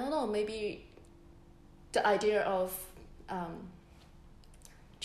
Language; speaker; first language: English; non-native, fluent; Chinese